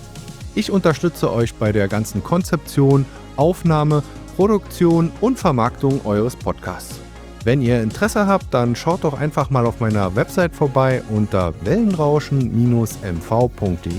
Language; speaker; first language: German; native; German